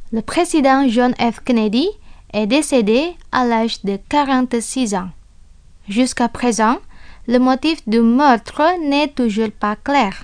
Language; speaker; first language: French; non-native, fluent; Indonesian